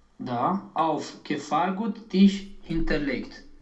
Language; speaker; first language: German; non-native, learner; Romanian